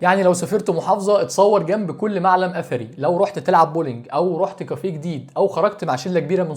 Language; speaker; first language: Arabic; native; Arabic